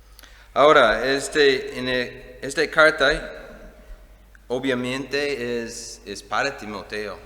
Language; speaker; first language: Spanish; non-native, fluent; English